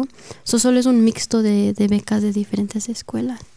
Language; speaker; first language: Spanish; early bilingual, heritage; Spanish